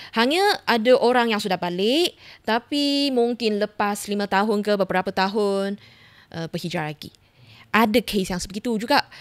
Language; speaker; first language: Malay; non-native, local second language; Chinese